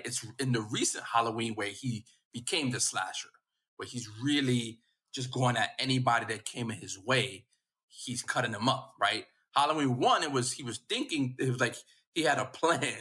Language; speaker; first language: English; native; English